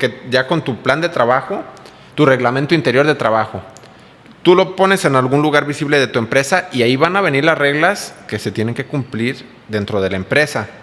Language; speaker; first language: Spanish; native; Spanish